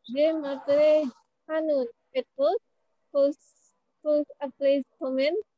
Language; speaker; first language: French; non-native, learner; Indonesian